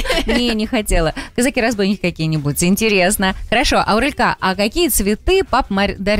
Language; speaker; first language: Russian; native; Russian